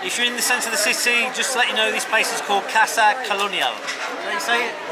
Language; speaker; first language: English; native; English